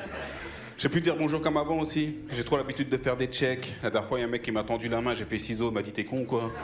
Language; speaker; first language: French; native; French